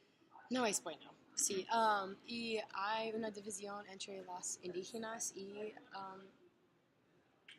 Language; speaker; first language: Spanish; non-native, learner; English